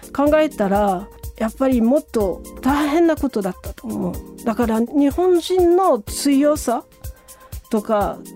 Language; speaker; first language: Japanese; non-native, fluent; French